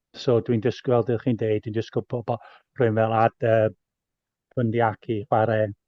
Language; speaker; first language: Welsh; native; Welsh